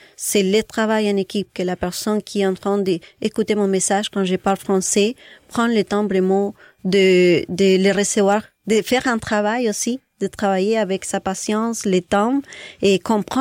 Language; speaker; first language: French; non-native, fluent; Spanish